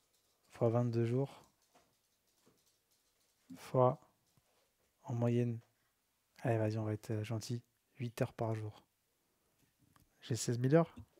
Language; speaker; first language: French; native; French